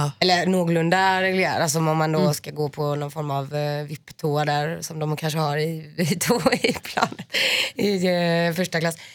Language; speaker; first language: Swedish; native; Swedish